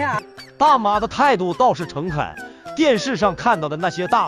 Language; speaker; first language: Chinese; native; Chinese